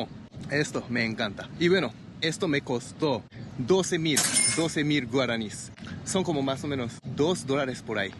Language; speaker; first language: Spanish; non-native, fluent; Japanese